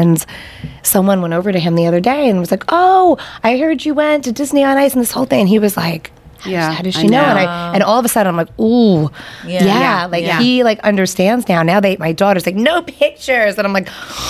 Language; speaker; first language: English; native; English